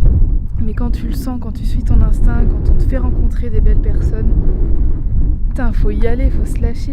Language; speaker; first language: French; native; French